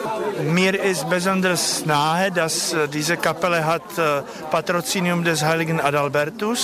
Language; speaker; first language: German; non-native, fluent; Czech